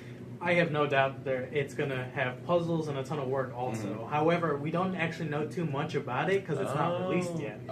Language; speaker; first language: English; native; English